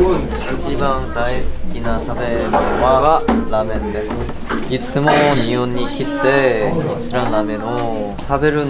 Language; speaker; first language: Japanese; non-native, learner; Korean